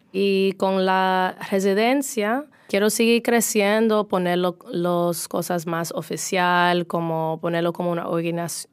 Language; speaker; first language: Spanish; early bilingual, heritage; Spanish